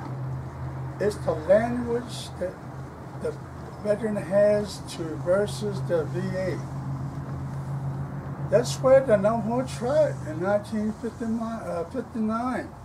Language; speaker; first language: English; non-native, local second language; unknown